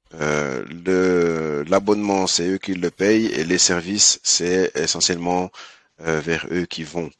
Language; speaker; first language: French; early bilingual, other home language; Haitian Creole